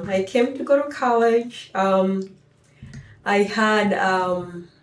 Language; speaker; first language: English; non-native, local second language; Swahili